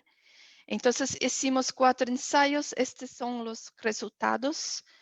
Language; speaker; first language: Spanish; non-native, fluent; Portuguese